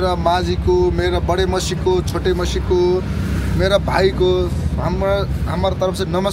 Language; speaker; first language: Hindi; non-native, learner; Nepali